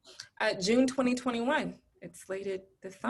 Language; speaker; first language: English; native; English